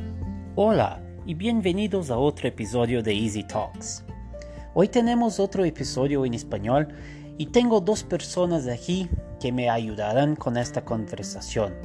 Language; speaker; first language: Spanish; non-native, learner; Portuguese